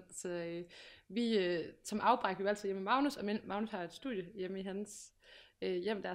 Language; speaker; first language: Danish; native; Danish